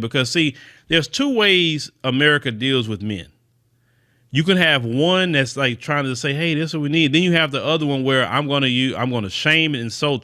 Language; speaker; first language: English; native; English